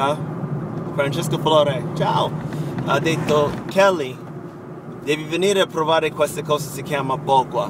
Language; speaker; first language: Italian; non-native, fluent; English